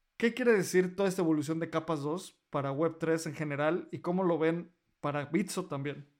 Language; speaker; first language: Spanish; native; Spanish